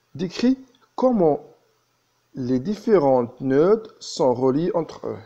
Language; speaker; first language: French; non-native, local second language; Arabic